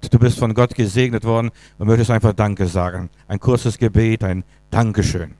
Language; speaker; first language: German; native; German